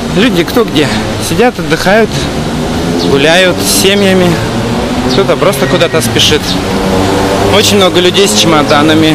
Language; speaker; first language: Russian; native; Russian